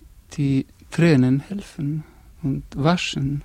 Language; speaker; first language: German; non-native, fluent; Estonian